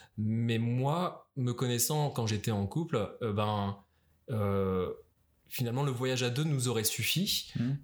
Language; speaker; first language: French; native; French